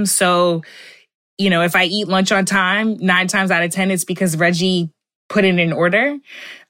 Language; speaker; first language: English; native; English